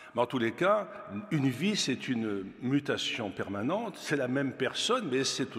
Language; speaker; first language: French; native; French